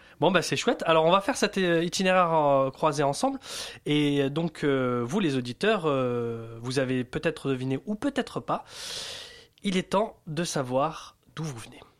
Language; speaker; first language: French; native; French